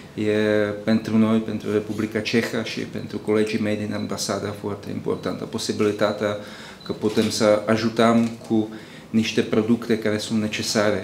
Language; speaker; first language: Romanian; non-native, learner; Czech